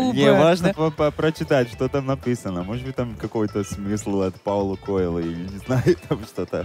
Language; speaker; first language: Russian; non-native, fluent; Latvian